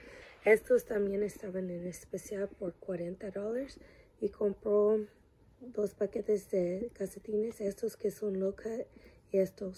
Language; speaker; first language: Spanish; early bilingual, heritage; English